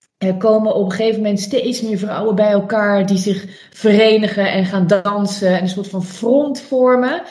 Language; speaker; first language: Dutch; native; Dutch